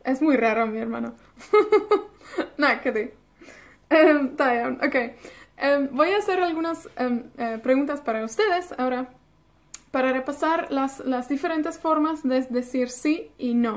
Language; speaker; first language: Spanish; non-native, fluent; Welsh